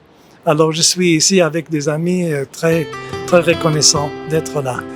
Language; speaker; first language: French; early bilingual, heritage; English